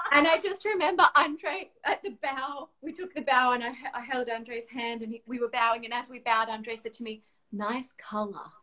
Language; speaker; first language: English; native; English